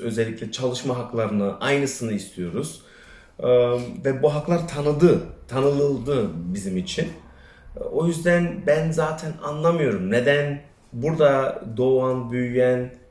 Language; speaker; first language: Turkish; early bilingual, other home language; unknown